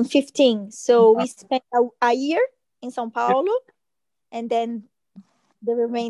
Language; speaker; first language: English; non-native, fluent; Portuguese